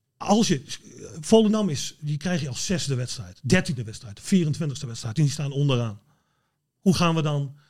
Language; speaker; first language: Dutch; native; Dutch